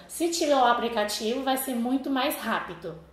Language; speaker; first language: Portuguese; non-native, fluent; Chinese